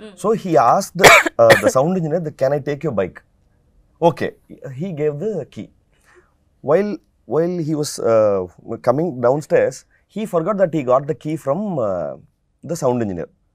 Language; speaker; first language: English; non-native, local second language; Tamil